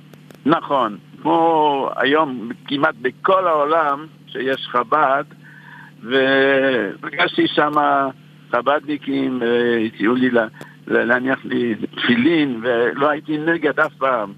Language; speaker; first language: Hebrew; non-native, fluent; French